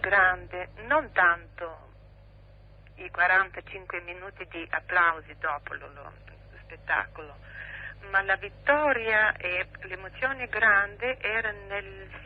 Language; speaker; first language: Italian; non-native, fluent; Bulgarian